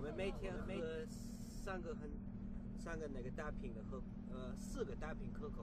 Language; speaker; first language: Chinese; non-native, learner; English